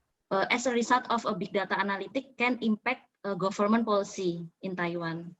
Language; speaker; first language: English; non-native, learner; Indonesian